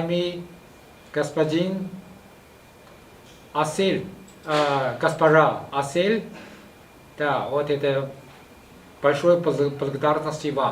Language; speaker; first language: Russian; non-native, fluent; Chinese